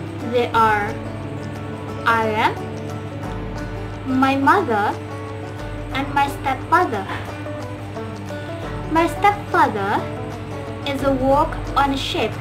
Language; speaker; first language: English; non-native, learner; Indonesian